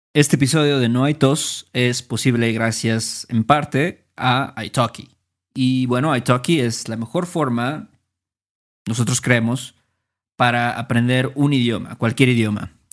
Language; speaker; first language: Spanish; native; Spanish